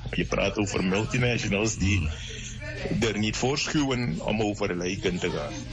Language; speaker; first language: Dutch; native; Dutch